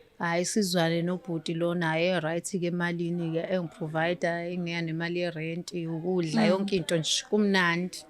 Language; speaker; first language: Zulu; native; Zulu